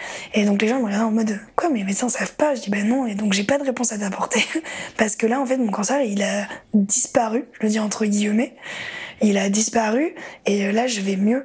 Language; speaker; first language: French; native; French